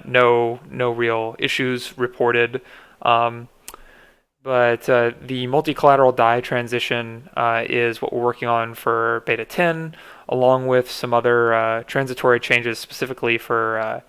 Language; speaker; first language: English; native; English